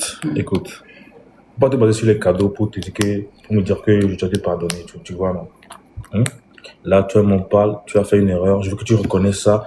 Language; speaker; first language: French; non-native, local second language; Lingala